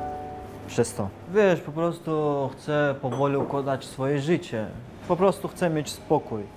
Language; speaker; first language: Polish; non-native, fluent; Chechen